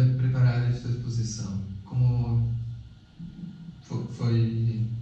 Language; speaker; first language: Portuguese; non-native, fluent; Italian